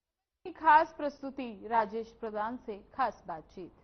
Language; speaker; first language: Hindi; native; Hindi